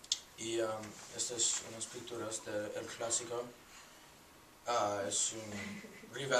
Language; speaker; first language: Spanish; non-native, learner; English